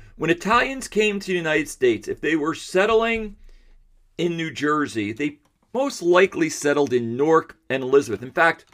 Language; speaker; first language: English; early bilingual, other home language; Italian